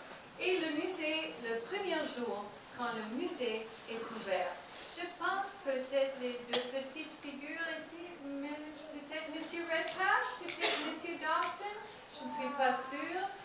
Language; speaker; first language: French; non-native, learner; English